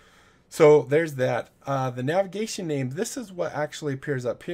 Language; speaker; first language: English; native; English